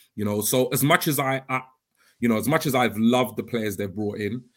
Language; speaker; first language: English; native; English